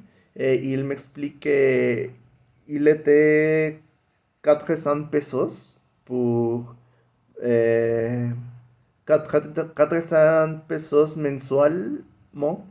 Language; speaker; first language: French; non-native, learner; Spanish